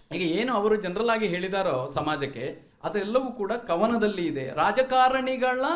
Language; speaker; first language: Kannada; non-native, local second language; Malayalam